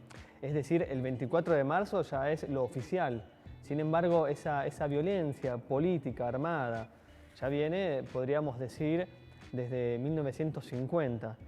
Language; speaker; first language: Spanish; native; Spanish